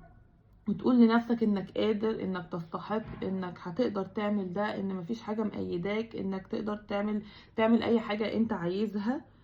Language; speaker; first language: Arabic; native; Arabic